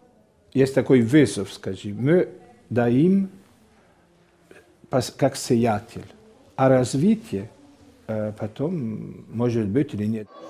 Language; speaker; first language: Russian; non-native, fluent; Italian